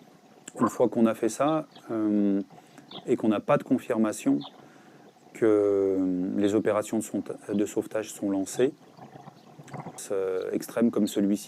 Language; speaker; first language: French; native; French